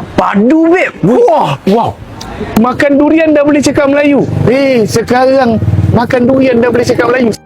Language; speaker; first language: Malay; native; Malay